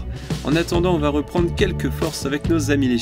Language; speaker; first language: French; native; French